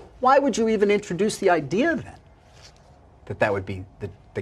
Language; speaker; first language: English; native; English